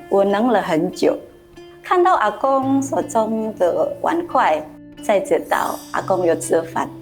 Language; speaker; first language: Chinese; non-native, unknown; Indonesian